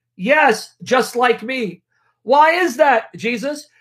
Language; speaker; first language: English; native; English